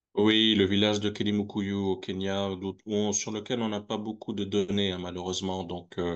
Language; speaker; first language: French; native; French